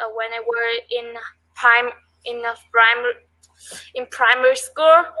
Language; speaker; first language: English; non-native, learner; Vietnamese